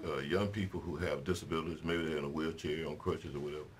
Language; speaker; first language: English; native; English